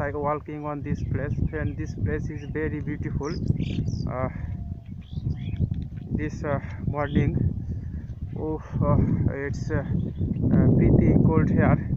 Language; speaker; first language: English; non-native, learner; Bangla